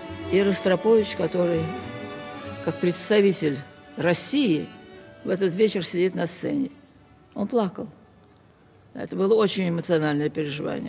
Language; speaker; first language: Russian; native; Russian